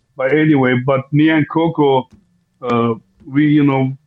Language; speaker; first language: English; non-native, fluent; Armenian